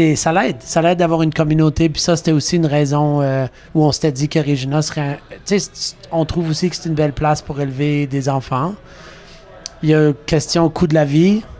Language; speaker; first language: French; native; French